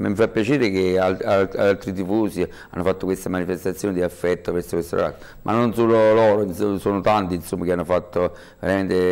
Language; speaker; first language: Italian; native; Italian